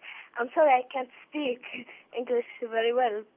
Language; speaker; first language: English; non-native, learner; Arabic